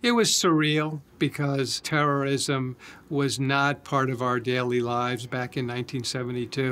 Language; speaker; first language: English; native; English